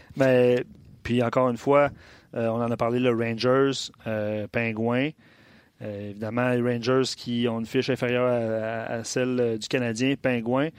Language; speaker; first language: French; native; French